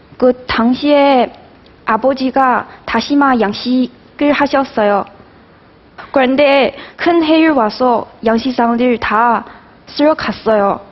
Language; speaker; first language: Korean; non-native, fluent; Chinese